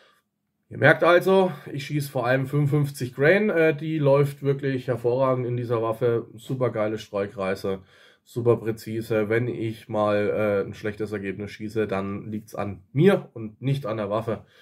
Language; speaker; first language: German; native; German